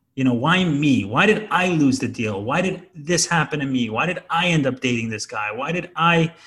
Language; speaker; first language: English; native; English